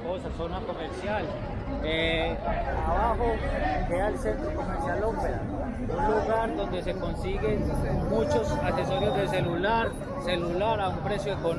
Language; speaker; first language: Spanish; native; Spanish